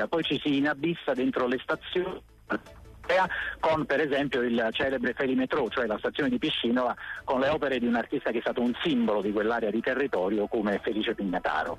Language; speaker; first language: Italian; native; Italian